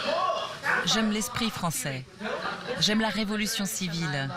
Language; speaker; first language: French; non-native, learner; Korean